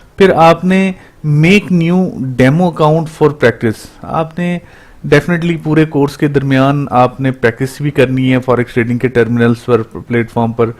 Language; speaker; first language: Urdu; non-native, local second language; Punjabi